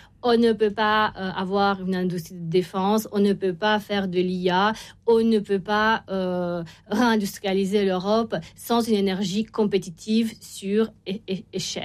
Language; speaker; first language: French; non-native, fluent; Romanian